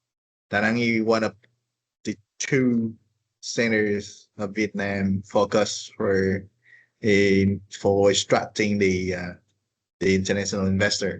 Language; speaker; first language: English; non-native, fluent; Vietnamese